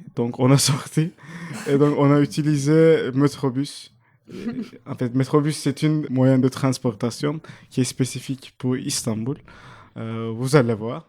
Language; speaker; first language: French; non-native, fluent; Turkish